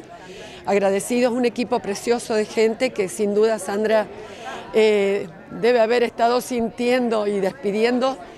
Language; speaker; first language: Spanish; native; Spanish